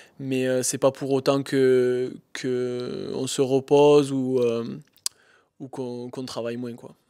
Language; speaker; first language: French; native; French